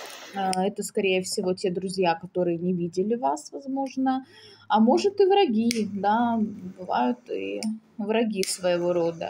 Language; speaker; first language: Russian; native; Russian